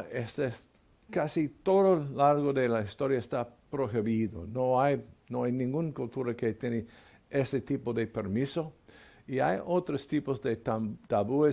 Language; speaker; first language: Spanish; non-native, learner; English